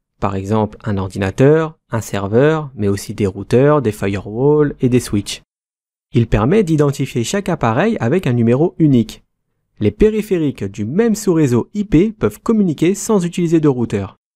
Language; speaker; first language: French; native; French